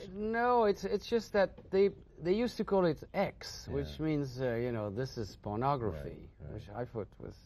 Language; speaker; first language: English; non-native, fluent; French